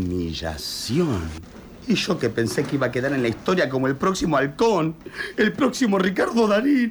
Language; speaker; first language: Spanish; native; Spanish